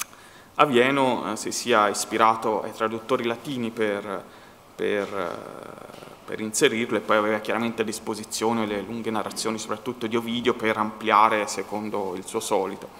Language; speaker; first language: Italian; native; Italian